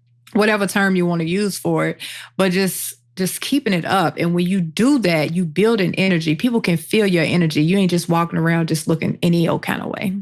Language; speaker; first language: English; native; English